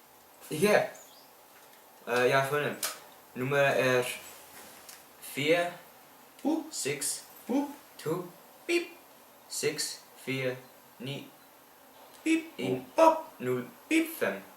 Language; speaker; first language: Danish; non-native, learner; Icelandic